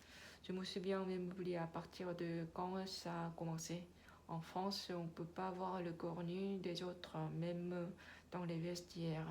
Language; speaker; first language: French; non-native, learner; Korean